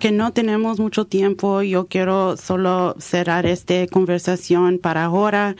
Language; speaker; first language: Spanish; early bilingual, heritage; Spanish